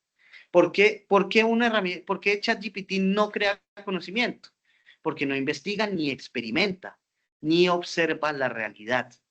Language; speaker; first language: Spanish; native; Spanish